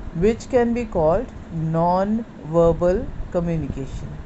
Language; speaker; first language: English; non-native, local second language; Punjabi